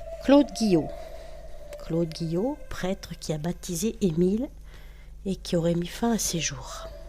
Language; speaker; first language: French; native; French